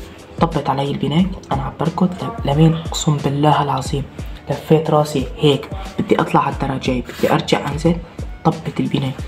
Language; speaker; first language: Arabic; native; Arabic